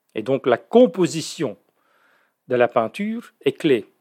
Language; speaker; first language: French; native; French